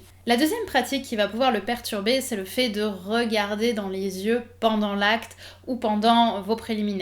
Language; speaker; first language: French; native; French